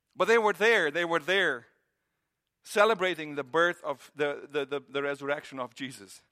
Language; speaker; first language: English; non-native, fluent; Romanian